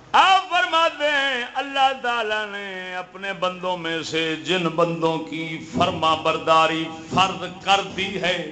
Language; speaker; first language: Urdu; non-native, local second language; Punjabi